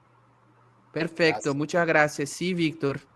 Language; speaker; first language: Spanish; non-native, learner; Portuguese